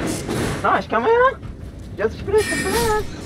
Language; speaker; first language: Portuguese; native; Portuguese